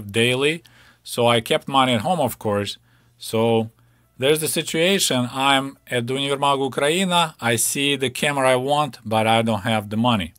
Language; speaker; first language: English; non-native, fluent; Ukrainian